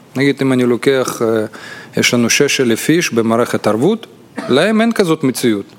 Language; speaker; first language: Hebrew; non-native, fluent; Russian